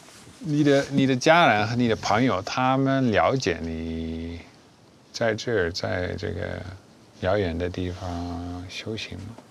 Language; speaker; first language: Chinese; non-native, fluent; Dutch